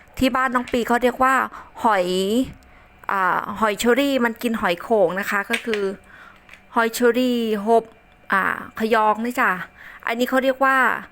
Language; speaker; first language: Thai; non-native, local second language; Northern Khmer